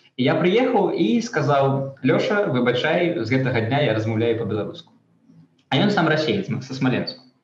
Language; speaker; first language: Belarusian; non-native, local second language; Russian